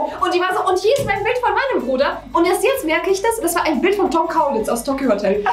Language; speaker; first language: German; native; German